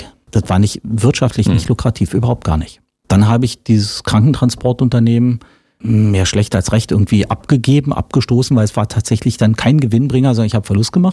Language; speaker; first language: German; native; German